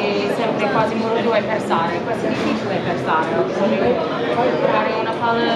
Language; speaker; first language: Italian; non-native, learner; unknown